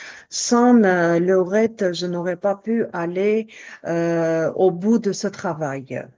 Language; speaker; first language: French; non-native, fluent; Armenian